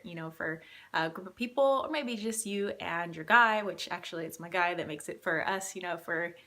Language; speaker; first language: English; native; English